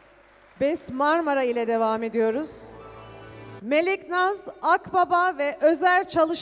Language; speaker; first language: Turkish; native; Turkish